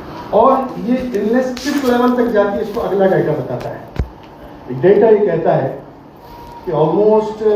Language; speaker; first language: Urdu; native; Urdu